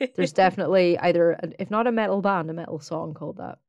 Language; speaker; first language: English; native; English